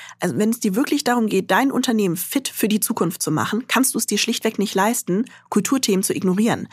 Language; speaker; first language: German; early bilingual, other home language; Arabic